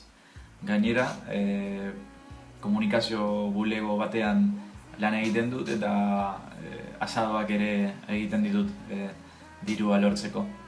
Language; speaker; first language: Basque; non-native, learner; Spanish